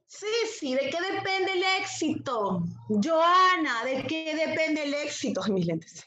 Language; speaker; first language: Spanish; native; Spanish